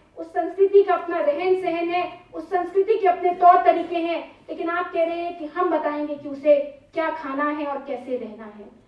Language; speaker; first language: Hindi; native; Hindi